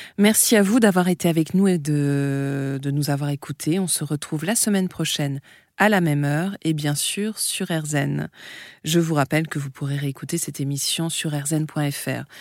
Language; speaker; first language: French; native; French